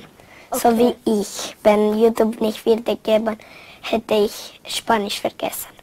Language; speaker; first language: German; early bilingual, other home language; Spanish